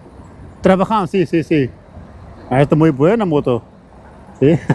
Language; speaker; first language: Spanish; non-native, learner; Urdu